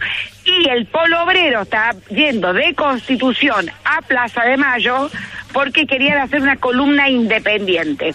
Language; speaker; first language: Spanish; native; Spanish